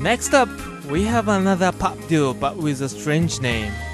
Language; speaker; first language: English; non-native, fluent; Japanese